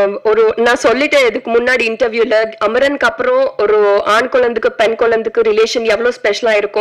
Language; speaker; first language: Tamil; non-native, learner; Telugu